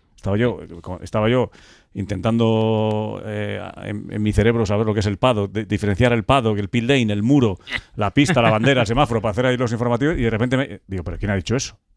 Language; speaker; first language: Spanish; native; Spanish